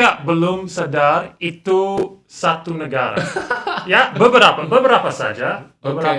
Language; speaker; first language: Indonesian; non-native, learner; English